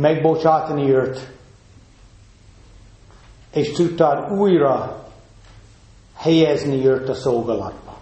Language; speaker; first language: Hungarian; non-native, fluent; English